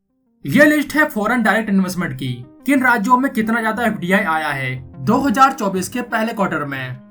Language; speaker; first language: Hindi; native; Hindi